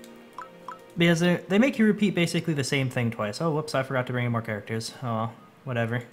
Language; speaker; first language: English; native; English